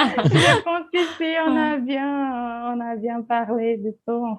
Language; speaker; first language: French; non-native, fluent; Portuguese